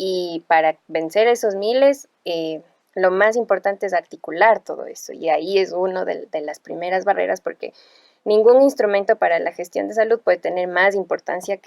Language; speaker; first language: Spanish; native; Spanish